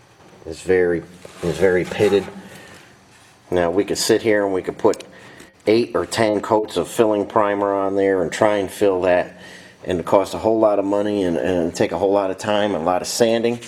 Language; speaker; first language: English; native; English